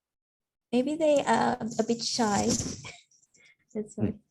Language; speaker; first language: English; non-native, fluent; Indonesian